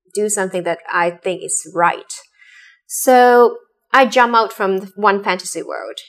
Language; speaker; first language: English; non-native, local second language; Cantonese